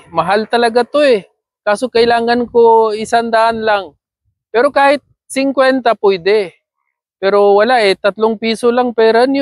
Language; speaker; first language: Filipino; non-native, learner; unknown